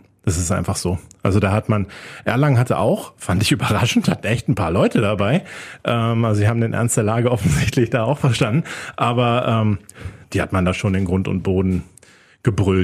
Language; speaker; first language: German; native; German